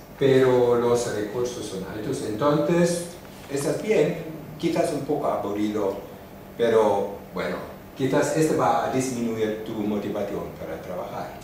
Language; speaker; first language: Spanish; non-native, fluent; German